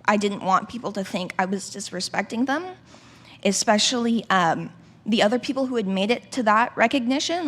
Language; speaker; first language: English; native; English